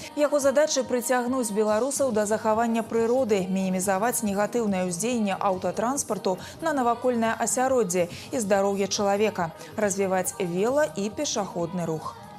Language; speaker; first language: Belarusian; native; Belarusian